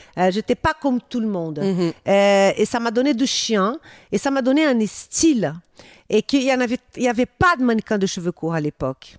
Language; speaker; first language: French; non-native, fluent; Portuguese